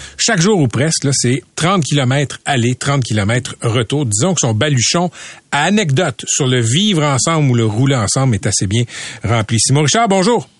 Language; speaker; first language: French; native; French